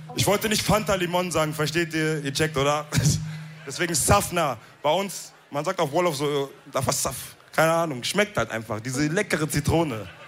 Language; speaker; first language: German; early bilingual, other home language; Wolof